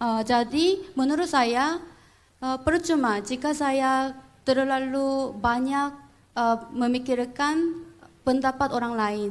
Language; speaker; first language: Indonesian; non-native, fluent; Korean